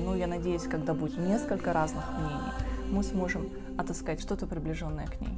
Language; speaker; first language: Russian; native; Russian